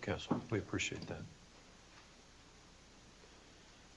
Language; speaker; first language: English; native; English